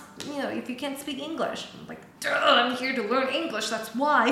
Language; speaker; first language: English; non-native, fluent; Chinese